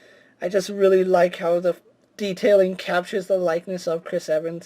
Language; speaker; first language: English; native; English